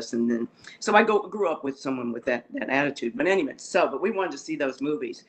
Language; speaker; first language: English; native; English